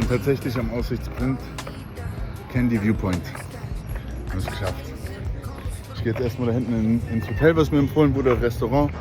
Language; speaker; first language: German; native; German